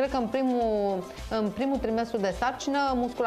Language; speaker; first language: Romanian; native; Romanian